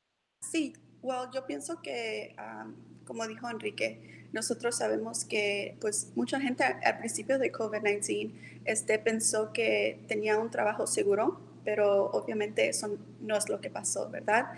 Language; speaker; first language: Spanish; early bilingual, heritage; Spanish